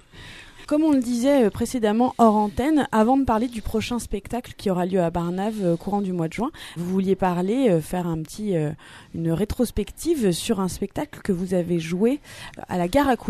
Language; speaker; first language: French; native; French